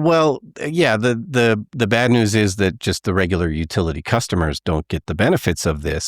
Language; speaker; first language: English; native; English